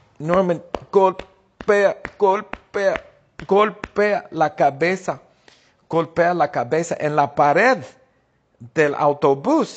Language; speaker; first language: Spanish; non-native, fluent; English